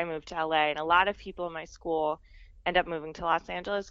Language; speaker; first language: English; native; English